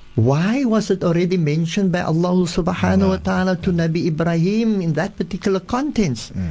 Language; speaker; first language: English; early bilingual, other home language; Afrikaans